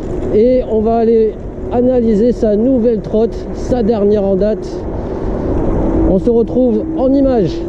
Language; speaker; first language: French; native; French